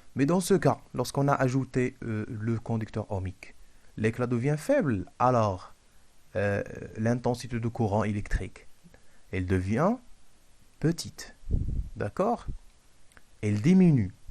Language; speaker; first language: French; non-native, local second language; Arabic